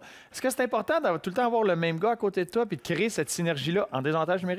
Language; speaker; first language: French; native; French